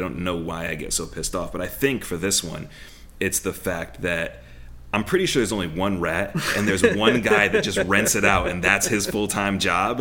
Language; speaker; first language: English; native; English